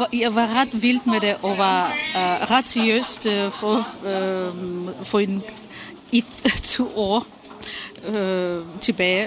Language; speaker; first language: Danish; non-native, fluent; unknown